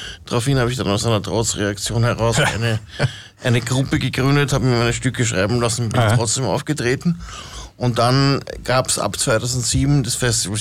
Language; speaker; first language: German; native; German